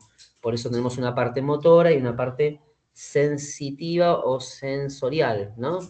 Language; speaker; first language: Spanish; native; Spanish